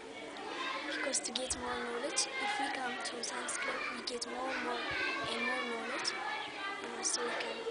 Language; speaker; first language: English; non-native, learner; Tigrinya